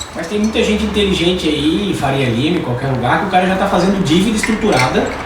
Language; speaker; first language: Portuguese; native; Portuguese